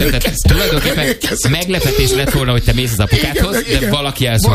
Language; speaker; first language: Hungarian; native; Hungarian